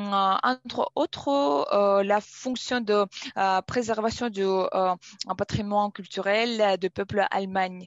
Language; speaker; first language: French; non-native, learner; Russian